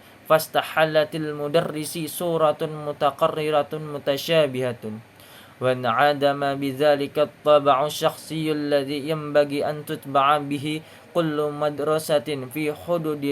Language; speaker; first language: Arabic; non-native, learner; Indonesian